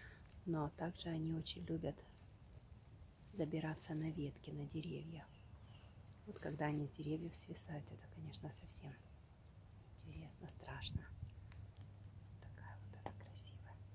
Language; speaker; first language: Russian; native; Russian